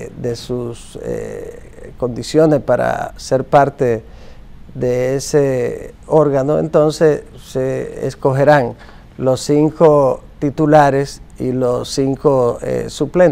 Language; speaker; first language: Spanish; native; Spanish